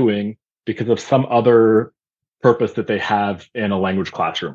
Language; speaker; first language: English; non-native, fluent; German